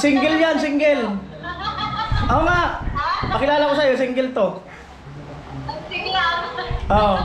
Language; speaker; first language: Filipino; native; Filipino